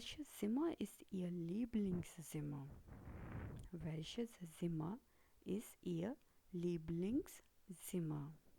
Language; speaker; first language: German; non-native, fluent; Hindi